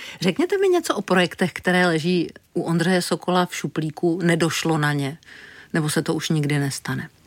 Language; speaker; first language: Czech; native; Czech